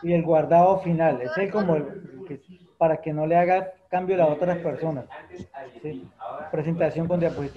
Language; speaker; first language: Spanish; native; Spanish